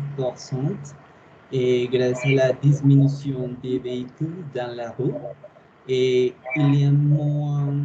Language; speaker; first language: French; non-native, learner; Spanish